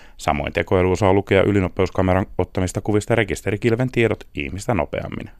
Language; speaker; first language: Finnish; native; Finnish